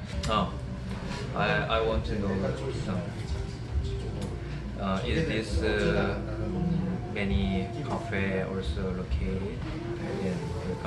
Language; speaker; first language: English; non-native, learner; Korean